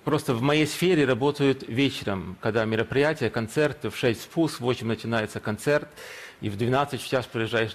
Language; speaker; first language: Russian; early bilingual, heritage; Russian